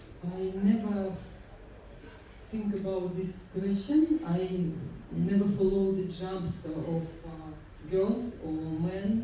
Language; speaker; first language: English; non-native, learner; Russian